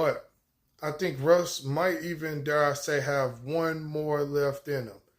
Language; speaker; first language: English; native; English